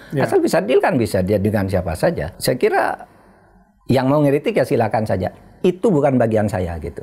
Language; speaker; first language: Indonesian; non-native, local second language; Madurese